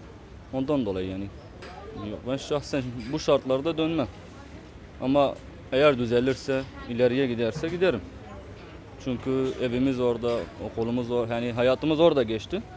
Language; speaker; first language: Turkish; non-native, fluent; Arabic